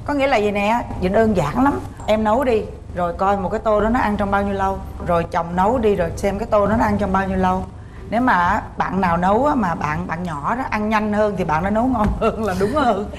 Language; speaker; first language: Vietnamese; native; Vietnamese